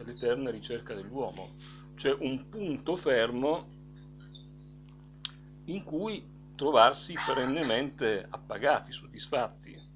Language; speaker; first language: Italian; native; Italian